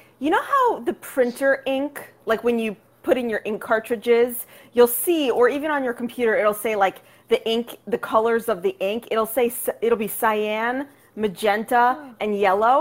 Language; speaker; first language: English; native; English